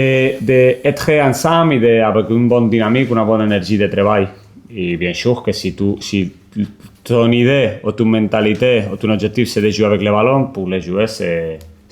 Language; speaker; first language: French; non-native, learner; Spanish